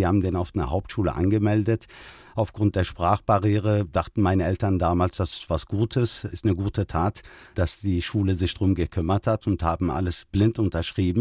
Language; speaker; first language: German; early bilingual, other home language; Turkish